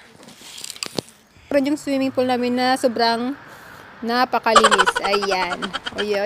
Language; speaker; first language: Filipino; non-native, local second language; Hiligaynon